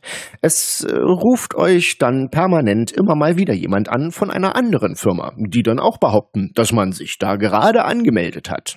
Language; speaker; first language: German; native; German